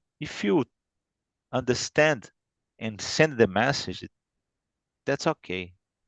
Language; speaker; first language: English; non-native, fluent; Portuguese